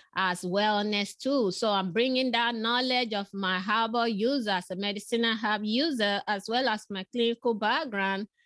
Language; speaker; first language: English; non-native, local second language; Yoruba